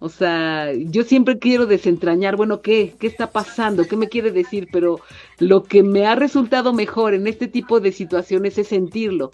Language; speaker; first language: Spanish; native; Spanish